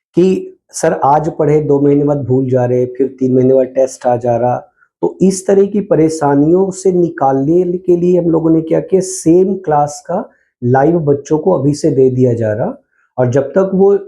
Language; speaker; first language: Hindi; native; Hindi